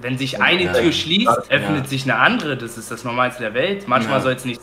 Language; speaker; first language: German; native; German